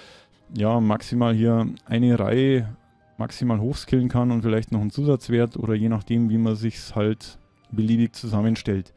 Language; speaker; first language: German; native; German